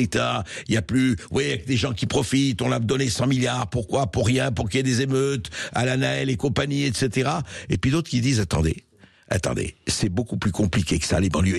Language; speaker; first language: French; native; French